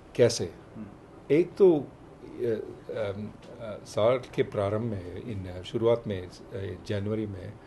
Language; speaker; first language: Hindi; non-native, local second language; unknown